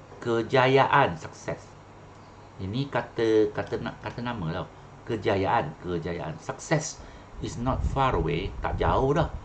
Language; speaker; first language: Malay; non-native, local second language; Chinese